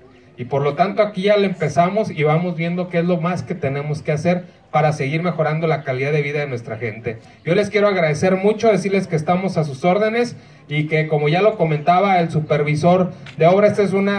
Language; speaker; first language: Spanish; native; Spanish